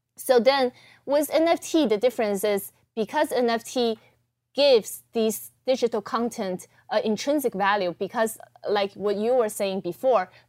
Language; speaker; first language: English; early bilingual, other home language; Chinese